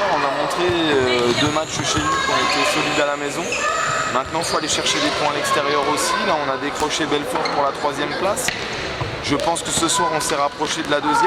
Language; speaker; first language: French; native; French